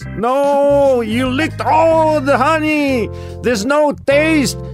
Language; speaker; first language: English; early bilingual, other home language; Japanese